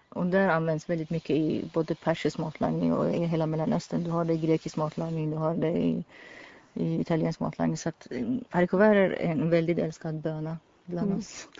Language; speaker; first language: Swedish; non-native, fluent; Persian